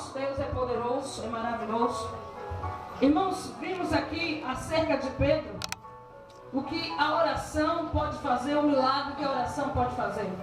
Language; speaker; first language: Portuguese; native; Portuguese